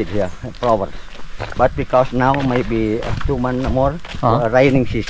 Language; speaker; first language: English; non-native, learner; Indonesian